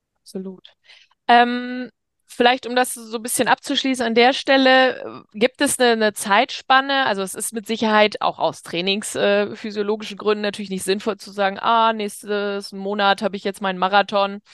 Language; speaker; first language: German; native; German